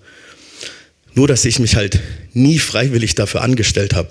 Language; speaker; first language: German; native; German